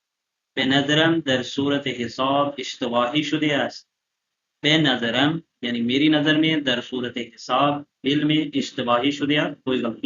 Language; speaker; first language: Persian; non-native, fluent; Urdu